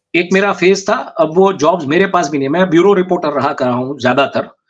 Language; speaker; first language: Hindi; non-native, local second language; Gujarati